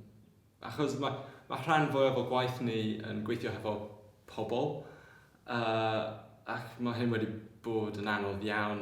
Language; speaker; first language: Welsh; non-native, local second language; English